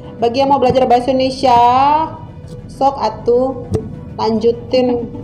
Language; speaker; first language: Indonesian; native; Indonesian